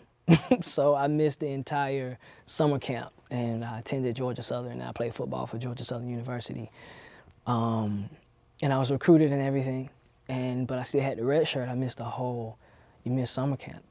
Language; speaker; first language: English; native; English